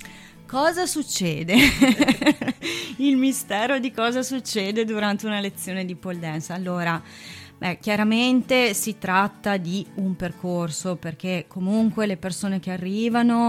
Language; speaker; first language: Italian; native; Italian